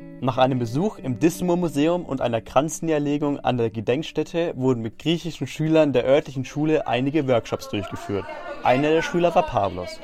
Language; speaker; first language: German; native; German